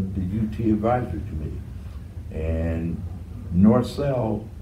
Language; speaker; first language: English; native; English